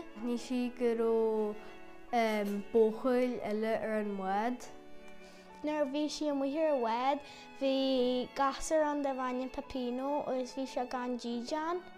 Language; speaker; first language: Irish; native; Irish